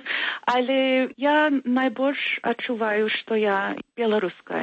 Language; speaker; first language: Belarusian; early bilingual, heritage; Belarusian